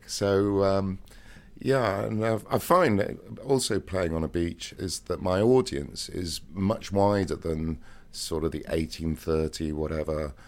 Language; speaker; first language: English; native; English